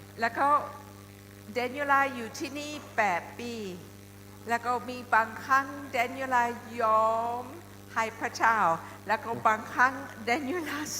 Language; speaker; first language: Thai; non-native, learner; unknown